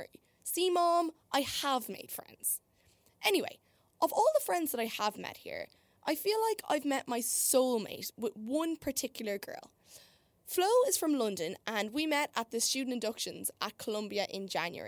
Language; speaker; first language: English; native; English